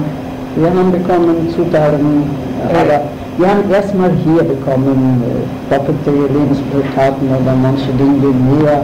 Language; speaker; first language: German; non-native, fluent; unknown